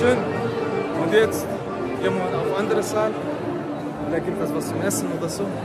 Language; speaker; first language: German; non-native, learner; Arabic